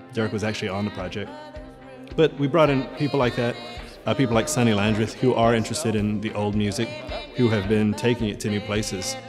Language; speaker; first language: English; native; English